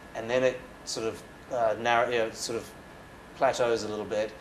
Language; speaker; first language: English; native; English